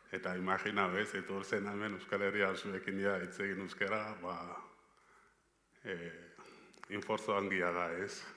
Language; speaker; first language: Basque; non-native, learner; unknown